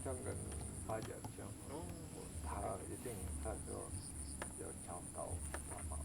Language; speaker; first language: Chinese; non-native, learner; Indonesian